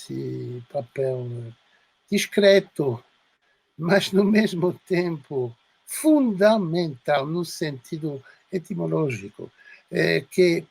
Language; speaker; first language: Portuguese; non-native, fluent; French